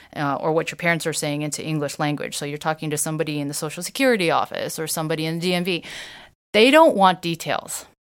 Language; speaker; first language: English; native; English